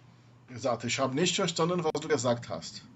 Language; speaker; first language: German; non-native, fluent; Portuguese